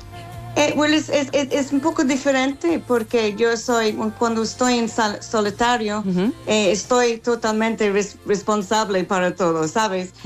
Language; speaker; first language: Spanish; non-native, fluent; English